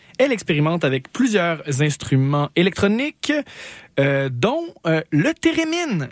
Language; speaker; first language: French; native; French